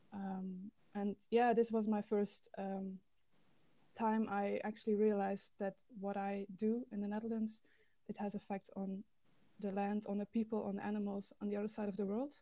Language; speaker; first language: English; non-native, fluent; Dutch